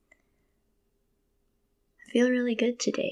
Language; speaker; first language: English; non-native, local second language; Filipino